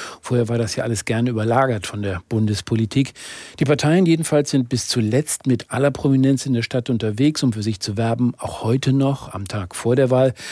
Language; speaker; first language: German; native; German